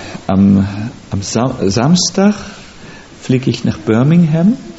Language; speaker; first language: German; native; German